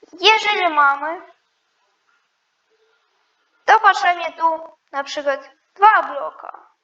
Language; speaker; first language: Polish; non-native, learner; Ukrainian